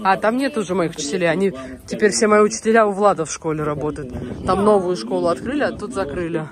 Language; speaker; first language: Russian; native; Russian